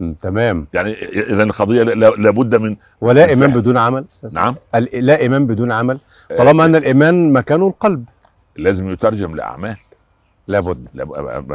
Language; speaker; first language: Arabic; native; Arabic